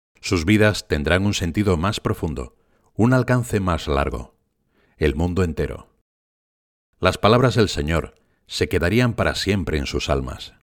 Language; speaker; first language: Spanish; native; Spanish